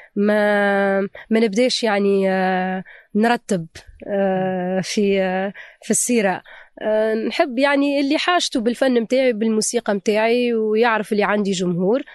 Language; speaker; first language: Arabic; native; Arabic